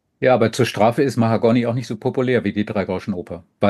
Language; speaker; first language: German; native; German